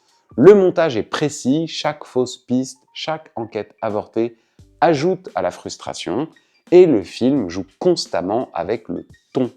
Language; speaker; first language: French; native; French